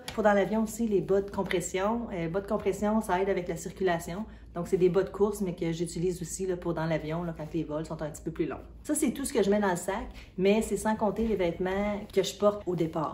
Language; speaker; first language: French; native; French